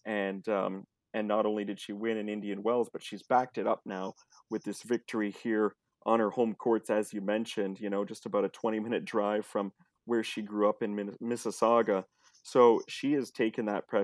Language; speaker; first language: English; native; English